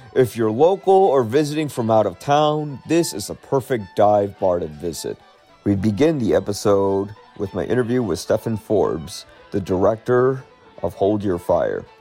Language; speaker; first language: English; native; English